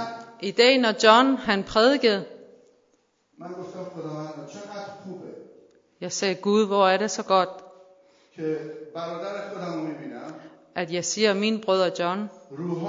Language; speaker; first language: Danish; non-native, fluent; Persian